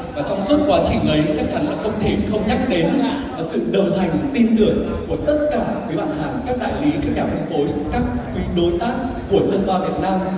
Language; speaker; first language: Vietnamese; native; Vietnamese